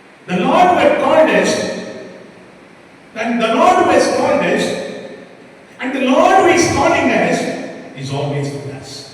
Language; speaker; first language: English; non-native, local second language; Tamil